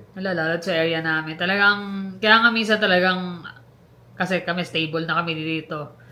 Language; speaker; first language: Filipino; native; Filipino